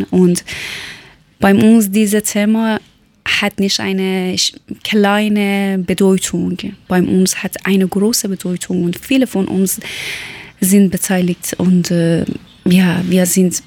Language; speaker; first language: German; non-native, learner; Persian